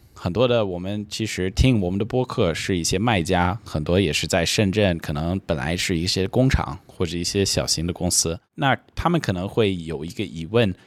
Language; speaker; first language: Chinese; non-native, fluent; English